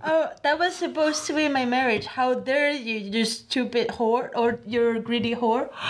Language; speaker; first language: English; non-native, fluent; Spanish